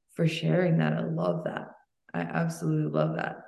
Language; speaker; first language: English; early bilingual, other home language; Albanian